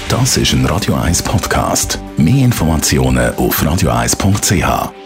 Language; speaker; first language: German; native; German